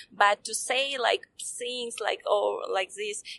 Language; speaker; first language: English; non-native, fluent; Russian